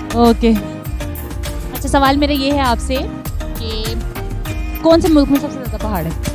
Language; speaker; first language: Urdu; native; Urdu